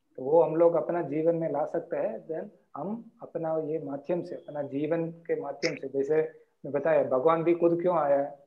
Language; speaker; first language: Hindi; non-native, local second language; Marathi